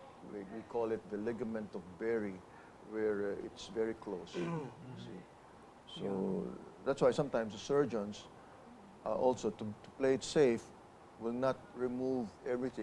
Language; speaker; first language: English; non-native, local second language; Filipino